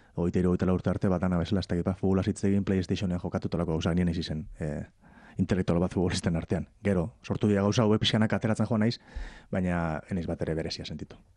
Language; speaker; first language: Basque; native; Basque